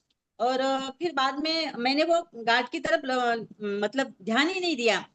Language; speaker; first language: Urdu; non-native, local second language; Marathi